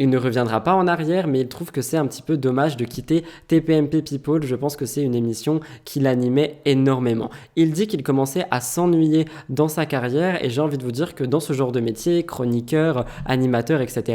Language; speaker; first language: French; native; French